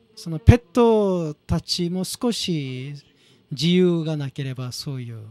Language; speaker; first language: Japanese; non-native, fluent; Korean